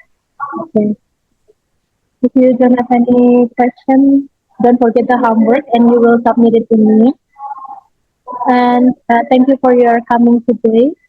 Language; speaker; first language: English; non-native, learner; Indonesian